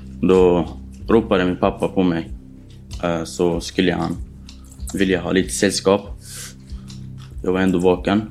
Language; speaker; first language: Swedish; non-native, fluent; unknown